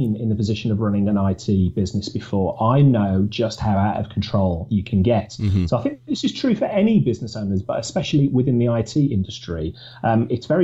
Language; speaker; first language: English; native; English